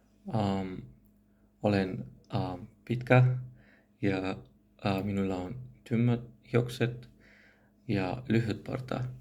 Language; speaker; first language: Finnish; non-native, learner; Arabic